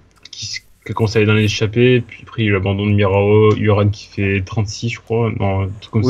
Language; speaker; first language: French; native; French